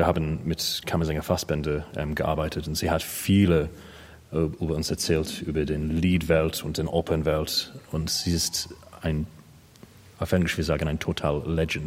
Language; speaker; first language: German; non-native, learner; English